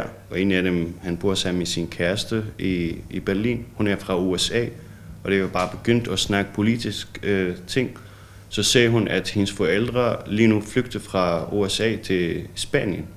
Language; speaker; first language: Danish; non-native, learner; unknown